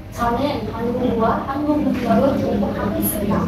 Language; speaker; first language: Korean; non-native, learner; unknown